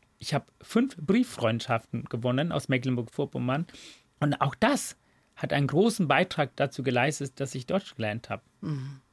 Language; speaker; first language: German; non-native, fluent; Tamil